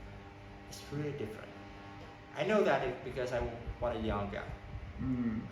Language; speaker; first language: English; non-native, learner; Vietnamese